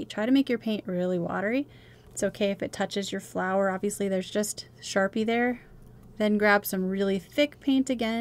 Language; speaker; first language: English; native; English